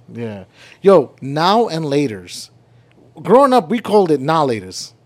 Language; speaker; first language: English; early bilingual, other home language; Spanish